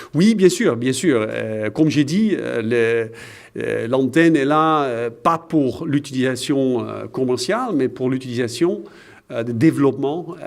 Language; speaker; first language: French; non-native, fluent; Dutch